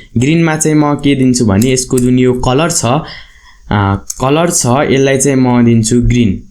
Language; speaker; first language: Nepali; non-native, local second language; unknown